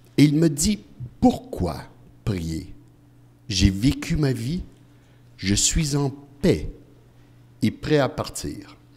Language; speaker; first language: French; early bilingual, other home language; Italian